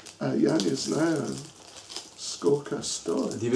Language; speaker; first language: Russian; non-native, learner; English